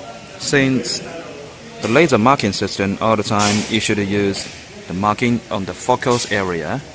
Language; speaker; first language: English; non-native, learner; Chinese